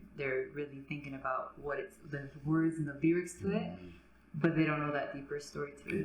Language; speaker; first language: English; native; English